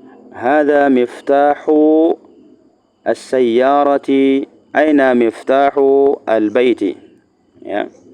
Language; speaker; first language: Arabic; non-native, fluent; Indonesian